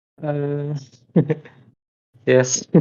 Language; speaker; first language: English; non-native, learner; Indonesian